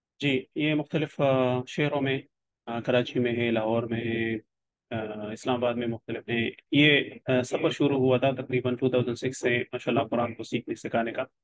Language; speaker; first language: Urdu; non-native, local second language; Pashto